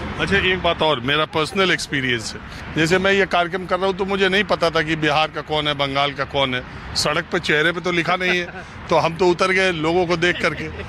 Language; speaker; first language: Hindi; native; Hindi